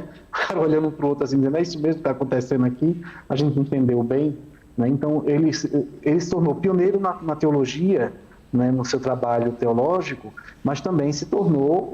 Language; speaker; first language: Portuguese; native; Portuguese